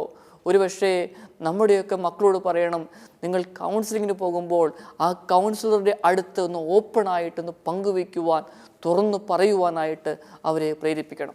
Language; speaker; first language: Malayalam; native; Malayalam